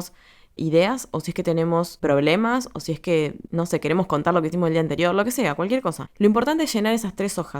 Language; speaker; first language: Spanish; native; Spanish